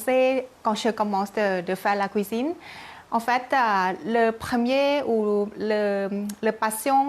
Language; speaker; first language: French; non-native, learner; Thai